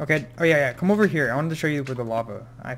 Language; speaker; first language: English; native; English